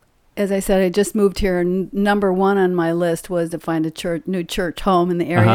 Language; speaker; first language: English; native; English